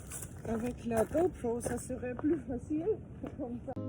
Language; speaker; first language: French; non-native, fluent; German